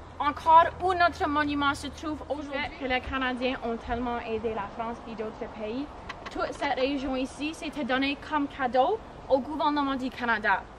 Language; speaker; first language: French; non-native, local second language; English